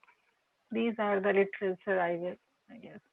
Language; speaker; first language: English; non-native, local second language; Hindi